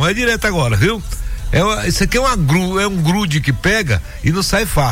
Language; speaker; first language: Portuguese; native; Portuguese